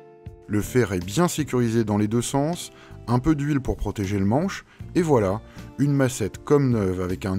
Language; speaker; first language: French; native; French